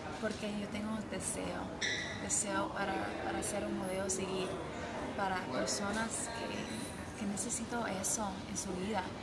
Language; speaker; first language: Spanish; early bilingual, heritage; English